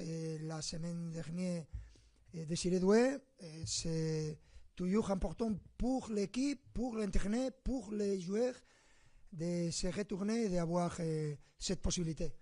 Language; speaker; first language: French; non-native, fluent; Spanish